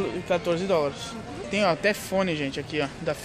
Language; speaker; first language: Portuguese; native; Portuguese